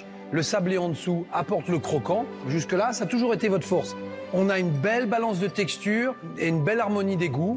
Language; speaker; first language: French; native; French